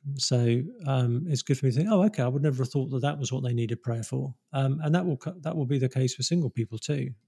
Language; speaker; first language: English; native; English